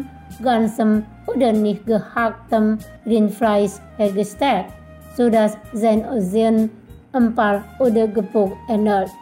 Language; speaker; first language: German; non-native, fluent; Indonesian